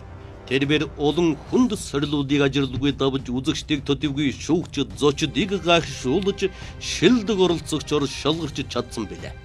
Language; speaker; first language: Mongolian; native; Mongolian